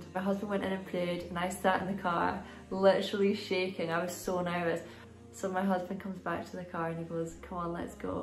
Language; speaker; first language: English; native; English